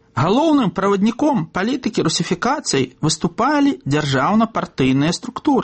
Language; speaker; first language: Belarusian; native; Belarusian